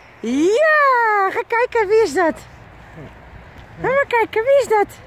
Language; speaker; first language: Dutch; native; Dutch